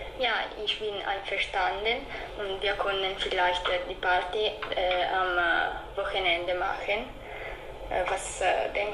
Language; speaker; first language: German; non-native, learner; Italian